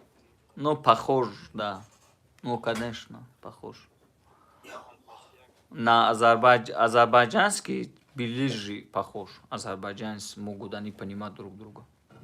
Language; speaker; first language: Russian; non-native, fluent; Tajik